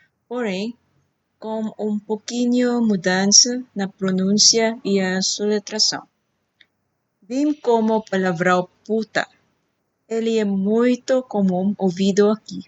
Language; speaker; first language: Portuguese; non-native, fluent; Filipino